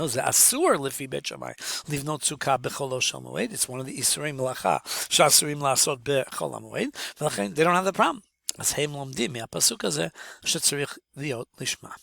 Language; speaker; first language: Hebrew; non-native, fluent; English